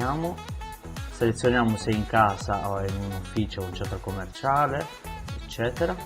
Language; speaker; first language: Italian; native; Italian